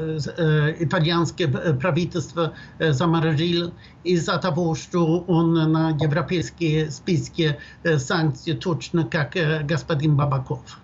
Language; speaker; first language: Russian; non-native, fluent; Swedish